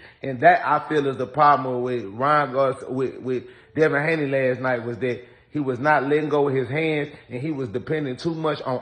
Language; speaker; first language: English; native; English